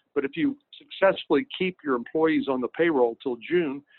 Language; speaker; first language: English; native; English